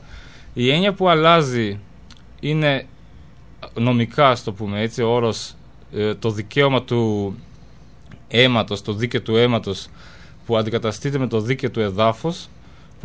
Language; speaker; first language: Greek; non-native, fluent; Albanian